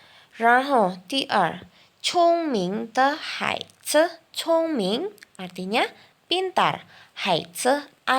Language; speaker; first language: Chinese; non-native, fluent; Indonesian